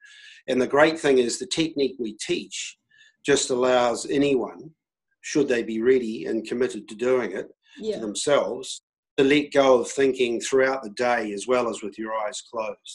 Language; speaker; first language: English; native; English